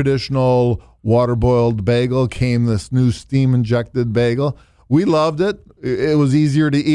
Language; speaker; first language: English; native; English